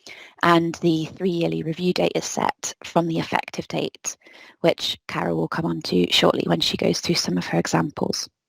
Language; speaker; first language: English; native; English